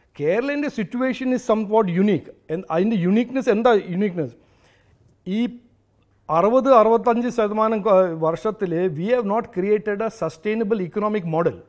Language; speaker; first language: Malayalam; early bilingual, heritage; Malayalam